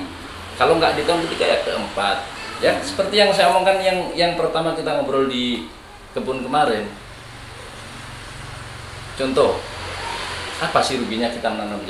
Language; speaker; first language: Indonesian; native; Indonesian